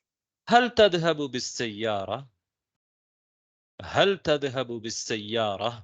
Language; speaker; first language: Arabic; non-native, fluent; Tamil